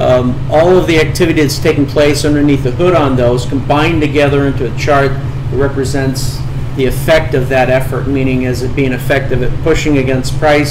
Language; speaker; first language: English; native; English